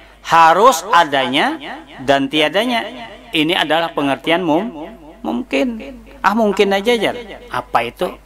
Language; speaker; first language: Indonesian; non-native, local second language; Banjar